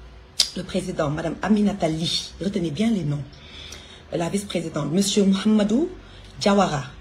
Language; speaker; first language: French; non-native, local second language; Wolof